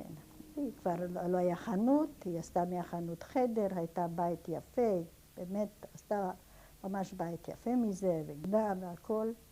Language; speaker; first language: Hebrew; non-native, fluent; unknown